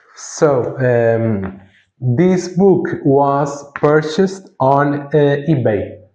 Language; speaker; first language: English; non-native, fluent; Portuguese